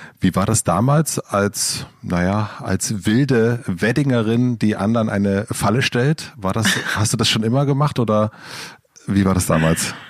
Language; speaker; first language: German; native; German